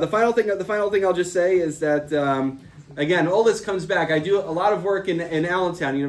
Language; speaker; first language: English; native; English